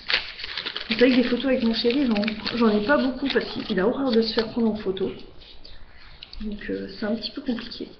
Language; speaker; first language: French; native; French